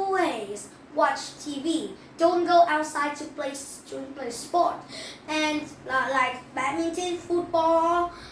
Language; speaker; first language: English; non-native, learner; Vietnamese